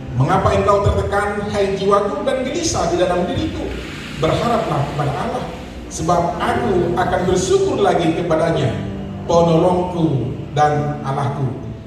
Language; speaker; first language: Indonesian; native; Indonesian